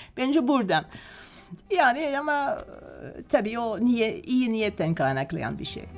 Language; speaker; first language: Turkish; non-native, fluent; Dutch